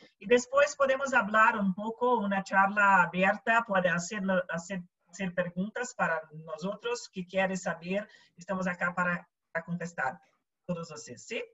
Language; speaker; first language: Portuguese; non-native, learner; Spanish